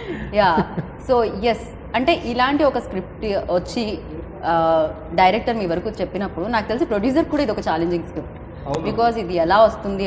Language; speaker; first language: Telugu; native; Telugu